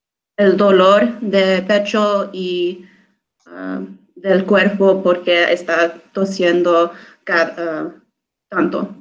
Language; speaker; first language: Spanish; non-native, learner; English